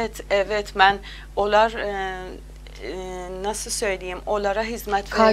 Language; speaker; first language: Turkish; non-native, learner; Azerbaijani